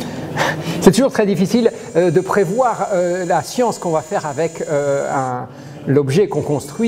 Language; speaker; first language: French; native; French